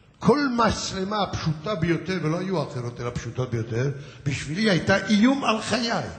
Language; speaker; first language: Hebrew; early bilingual, other home language; Yiddish